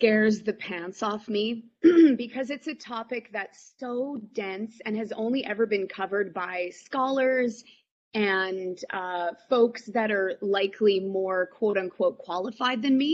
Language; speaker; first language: English; native; English